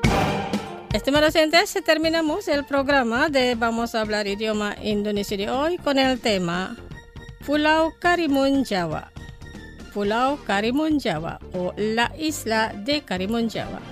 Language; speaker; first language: Spanish; non-native, fluent; Indonesian